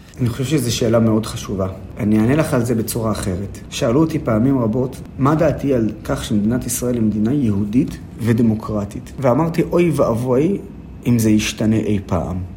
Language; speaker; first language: Hebrew; non-native, local second language; Arabic